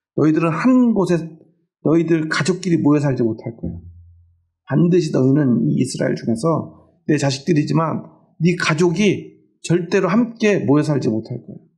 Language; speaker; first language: Korean; native; Korean